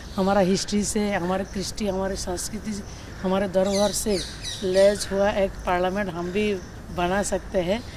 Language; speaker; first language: Hindi; non-native, local second language; Bangla